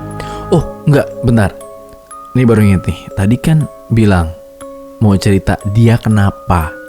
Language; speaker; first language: Indonesian; native; Indonesian